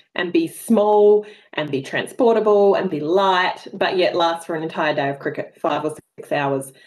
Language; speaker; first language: English; native; English